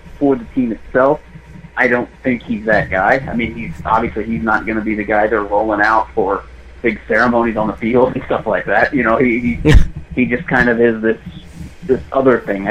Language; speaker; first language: English; native; English